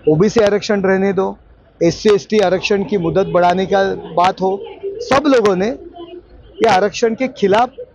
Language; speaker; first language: Hindi; non-native, local second language; Marathi